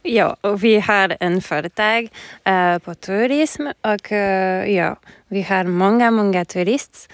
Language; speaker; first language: Swedish; non-native, learner; French